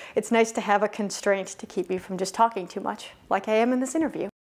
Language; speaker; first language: English; native; English